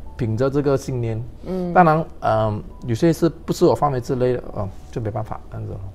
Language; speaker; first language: Chinese; native; Chinese